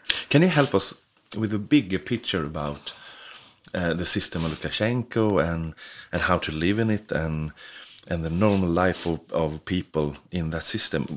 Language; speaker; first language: English; non-native, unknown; Swedish